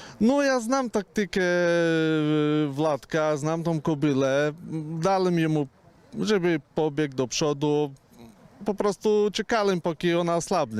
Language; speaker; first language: Polish; non-native, fluent; Ukrainian